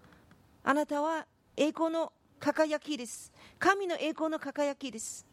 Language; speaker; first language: Japanese; non-native, fluent; Korean